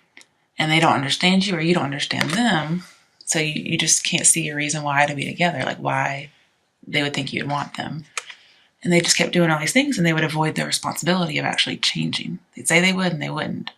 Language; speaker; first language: English; native; English